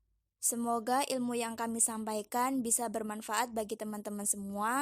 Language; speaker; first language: Indonesian; native; Indonesian